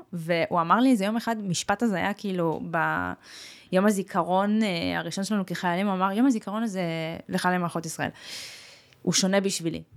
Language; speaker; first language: Hebrew; early bilingual, other home language; Russian